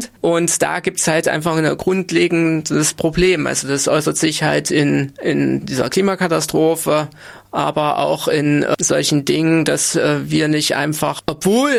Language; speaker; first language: German; native; German